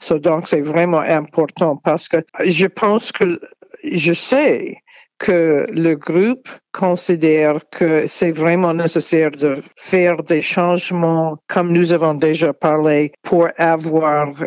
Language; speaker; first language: French; non-native, fluent; English